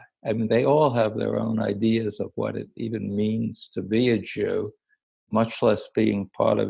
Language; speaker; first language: English; native; English